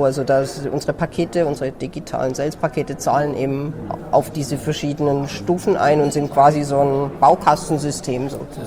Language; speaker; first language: German; native; German